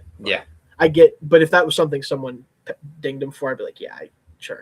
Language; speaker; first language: English; native; English